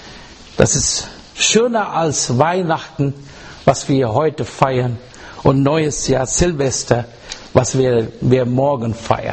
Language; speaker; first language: German; non-native, learner; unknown